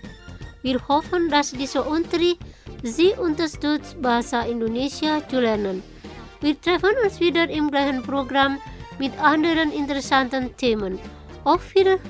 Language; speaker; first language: German; non-native, fluent; Indonesian